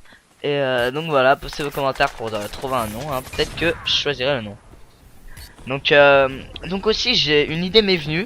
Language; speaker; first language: French; native; French